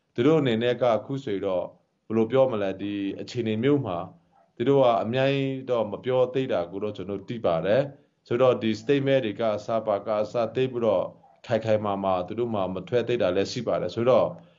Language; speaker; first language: Burmese; non-native, local second language; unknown